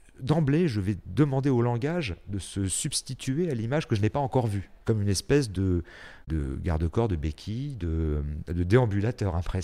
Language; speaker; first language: French; native; French